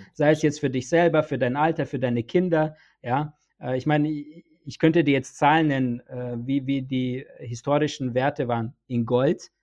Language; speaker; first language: German; early bilingual, other home language; Bosnian